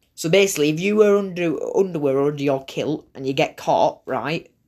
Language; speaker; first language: English; native; English